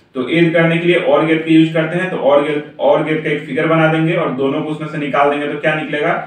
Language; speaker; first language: Hindi; native; Hindi